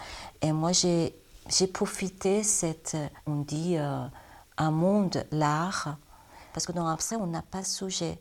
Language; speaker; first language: French; non-native, learner; Persian